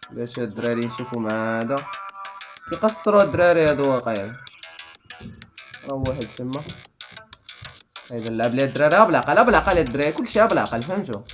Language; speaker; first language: Arabic; native; Arabic